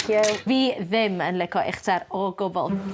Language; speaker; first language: Welsh; native; Welsh